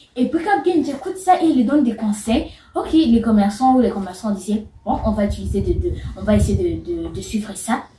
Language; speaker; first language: French; non-native, local second language; Kinyarwanda